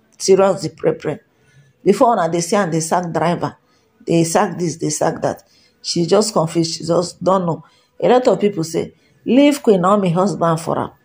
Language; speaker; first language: Nigerian Pidgin; non-native, local second language; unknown